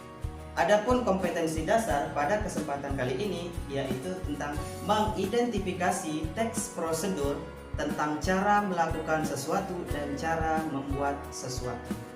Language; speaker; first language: Indonesian; native; Indonesian